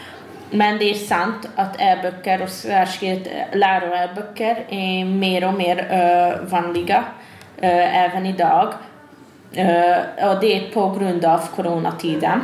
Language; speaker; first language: Swedish; non-native, fluent; Hungarian